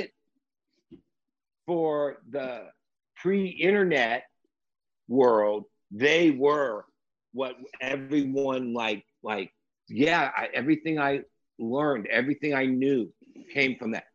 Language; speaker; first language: English; native; English